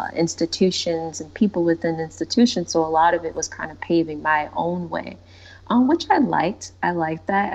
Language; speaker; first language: English; native; English